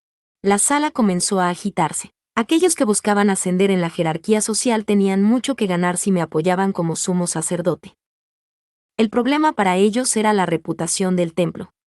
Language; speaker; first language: Spanish; native; Spanish